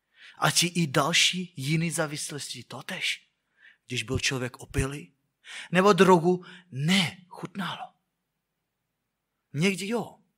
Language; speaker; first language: Czech; non-native, fluent; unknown